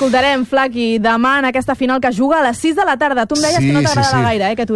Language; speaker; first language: Catalan; native; Catalan